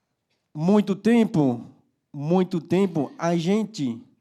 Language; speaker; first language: Portuguese; non-native, local second language; Yanomámi